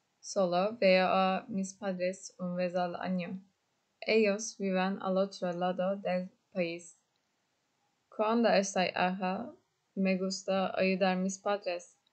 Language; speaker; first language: Spanish; non-native, learner; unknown